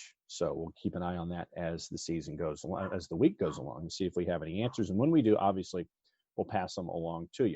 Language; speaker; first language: English; native; English